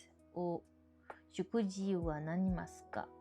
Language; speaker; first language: Japanese; non-native, learner; French